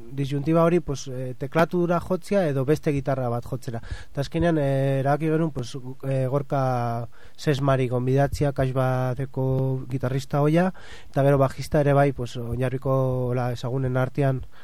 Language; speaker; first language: Basque; non-native, fluent; Catalan